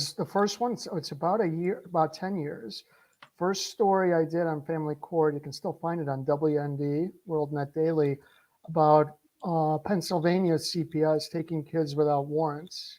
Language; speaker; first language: English; native; English